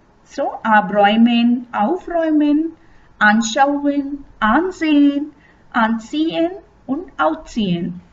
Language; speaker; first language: German; non-native, fluent; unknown